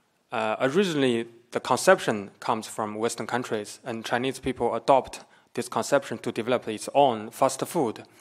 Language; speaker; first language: English; non-native, fluent; Chinese